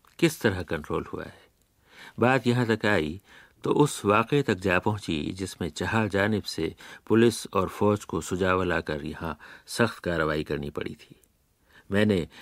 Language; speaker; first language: Urdu; native; Urdu